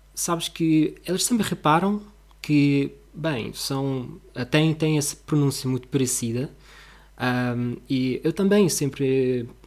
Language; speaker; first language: Portuguese; non-native, fluent; Russian